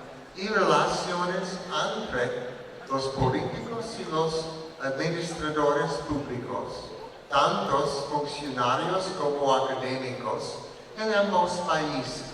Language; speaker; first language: Spanish; non-native, learner; English